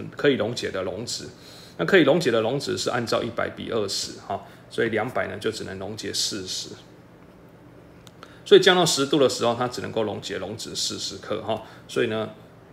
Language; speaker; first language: Chinese; native; Chinese